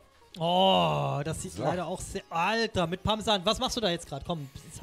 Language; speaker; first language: German; native; German